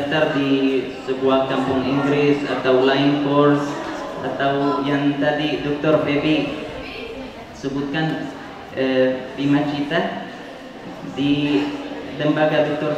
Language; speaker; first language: Indonesian; non-native, fluent; Arabic